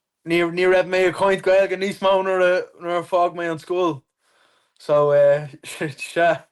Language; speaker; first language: Irish; non-native, local second language; English